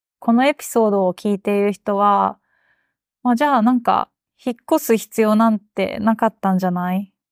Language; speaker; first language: Japanese; native; Japanese